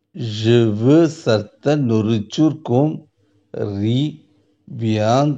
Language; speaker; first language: French; non-native, learner; Tamil